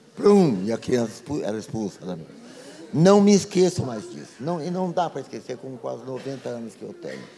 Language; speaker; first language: Portuguese; native; Portuguese